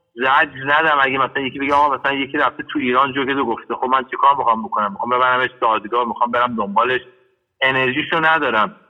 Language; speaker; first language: Persian; early bilingual, heritage; Persian